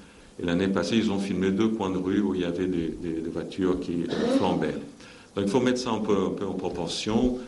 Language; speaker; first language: French; non-native, fluent; Portuguese